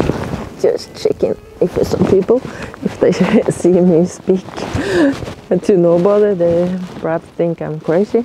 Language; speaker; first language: English; non-native, learner; Norwegian